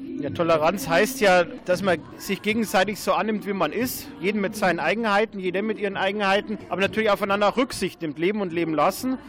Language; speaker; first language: German; native; German